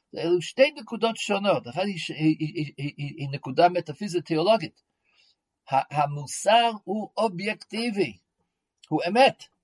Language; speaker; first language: Hebrew; non-native, fluent; English